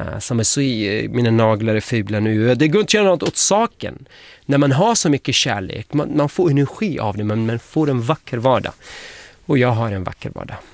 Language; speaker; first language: Swedish; non-native, fluent; Arabic